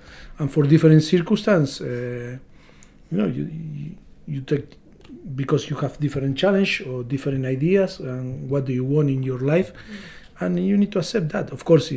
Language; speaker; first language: English; non-native, learner; Spanish